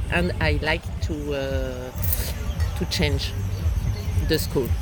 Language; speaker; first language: English; non-native, learner; French